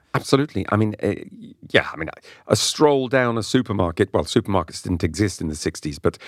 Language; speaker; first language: English; non-native, local second language; French